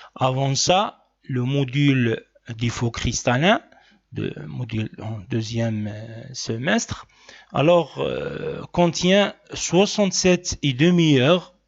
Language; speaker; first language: French; non-native, local second language; Arabic